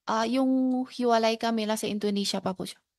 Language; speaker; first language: Filipino; non-native, learner; Chinese